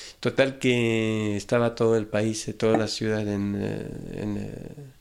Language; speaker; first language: Spanish; non-native, fluent; French